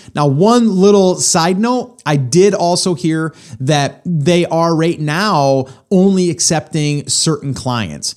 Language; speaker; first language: English; native; English